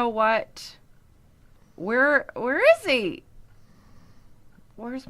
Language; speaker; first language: English; native; English